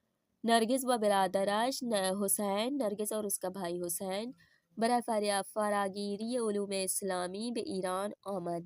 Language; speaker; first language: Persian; non-native, fluent; Urdu